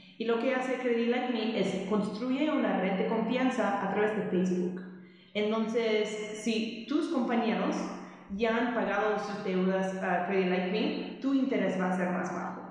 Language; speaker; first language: Spanish; non-native, fluent; English